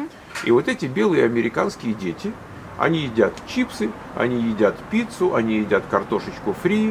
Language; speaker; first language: Russian; native; Russian